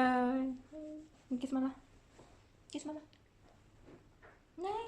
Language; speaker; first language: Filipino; non-native, local second language; Cebuano